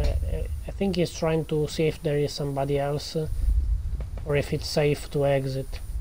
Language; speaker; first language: English; non-native, fluent; Italian